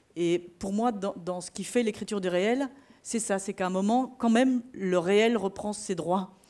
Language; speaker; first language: French; native; French